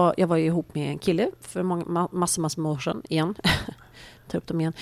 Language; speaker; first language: Swedish; native; Swedish